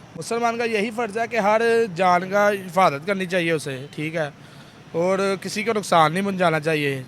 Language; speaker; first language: Urdu; non-native, local second language; Punjabi